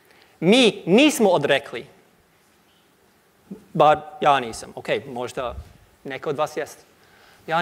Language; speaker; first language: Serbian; non-native, learner; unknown